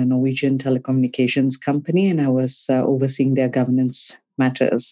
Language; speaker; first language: English; non-native, local second language; Tamil